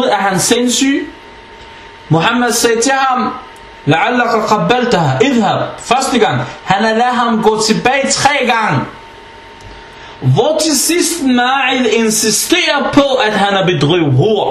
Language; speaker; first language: Danish; early bilingual, other home language; Arabic